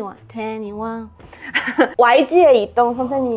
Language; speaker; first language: Korean; non-native, fluent; Chinese